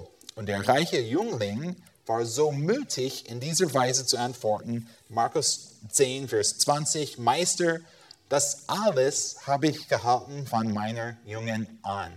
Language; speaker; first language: German; non-native, fluent; English